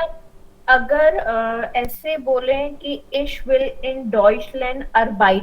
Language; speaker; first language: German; non-native, learner; Hindi